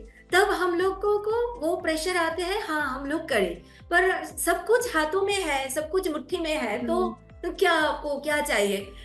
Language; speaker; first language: Hindi; non-native, local second language; Bangla